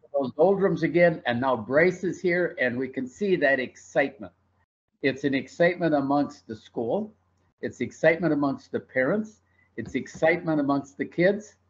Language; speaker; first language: English; native; English